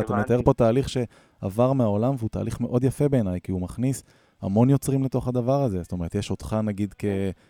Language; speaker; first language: Hebrew; native; Hebrew